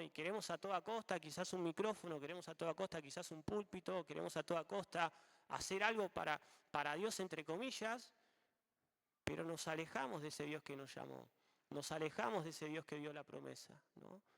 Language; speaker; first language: Spanish; native; Spanish